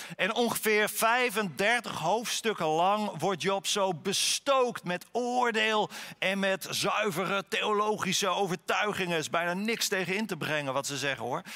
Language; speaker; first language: Dutch; native; Dutch